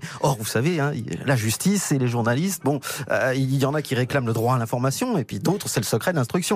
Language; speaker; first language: French; native; French